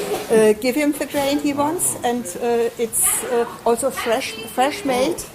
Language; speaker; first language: English; non-native, fluent; German